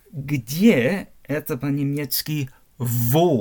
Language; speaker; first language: Russian; non-native, fluent; German